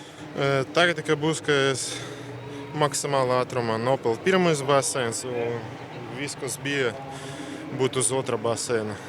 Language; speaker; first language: Latvian; non-native, local second language; Russian